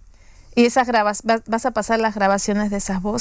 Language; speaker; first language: Spanish; native; Spanish